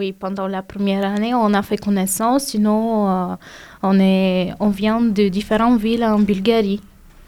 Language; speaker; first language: French; non-native, fluent; Bulgarian